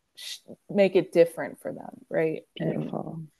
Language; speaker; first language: English; native; English